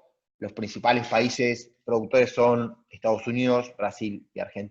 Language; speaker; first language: Spanish; native; Spanish